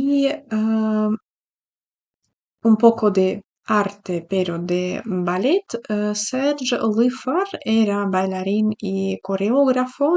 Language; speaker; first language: Spanish; non-native, fluent; Ukrainian